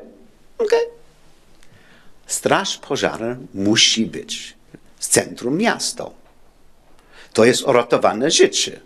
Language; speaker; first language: Polish; non-native, learner; English